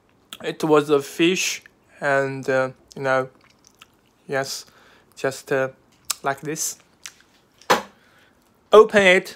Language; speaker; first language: English; non-native, learner; Chinese